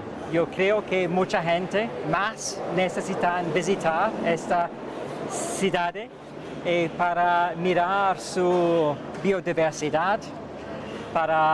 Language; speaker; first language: Spanish; non-native, fluent; English